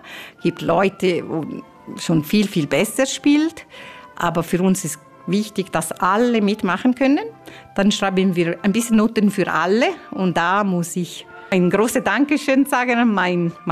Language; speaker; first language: German; non-native, fluent; Italian